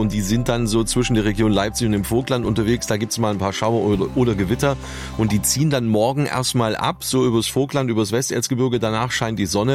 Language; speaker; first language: German; native; German